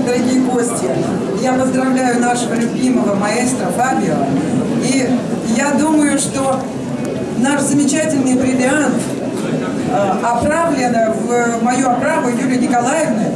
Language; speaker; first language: Russian; native; Russian